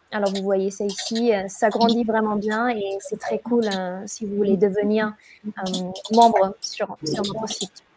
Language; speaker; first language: French; non-native, fluent; German